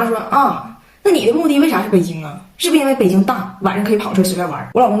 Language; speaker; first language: Chinese; native; Chinese